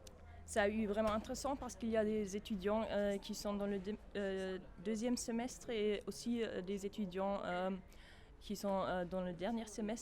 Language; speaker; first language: French; non-native, fluent; German